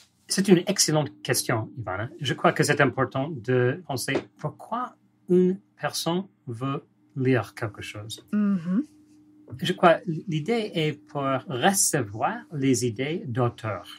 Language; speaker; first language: French; non-native, learner; English